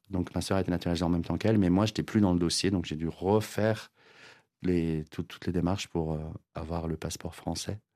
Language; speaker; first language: French; non-native, fluent; Azerbaijani